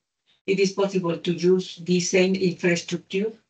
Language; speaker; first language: English; non-native, learner; Spanish